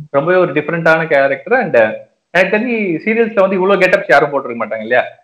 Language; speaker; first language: Tamil; native; Tamil